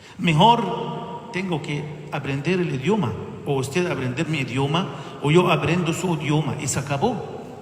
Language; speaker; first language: Spanish; non-native, learner; Arabic